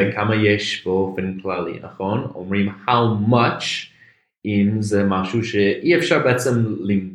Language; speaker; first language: Hebrew; non-native, fluent; English